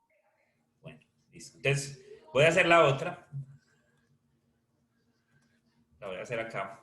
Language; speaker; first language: Spanish; native; Spanish